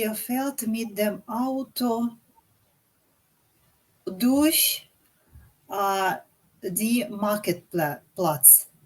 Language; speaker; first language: German; non-native, learner; English